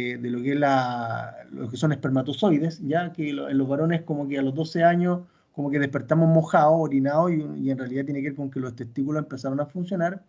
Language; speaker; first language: Spanish; native; Spanish